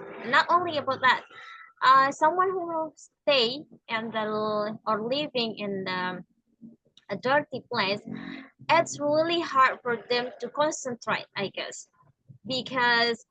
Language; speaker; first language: English; non-native, learner; Indonesian